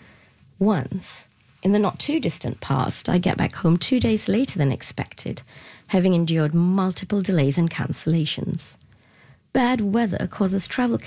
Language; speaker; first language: English; non-native, local second language; Tamil